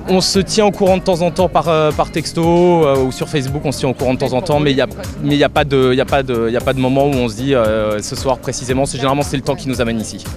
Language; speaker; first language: French; native; French